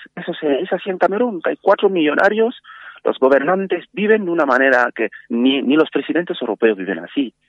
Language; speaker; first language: Spanish; non-native, fluent; French